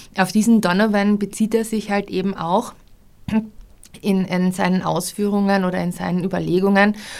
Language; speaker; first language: German; native; German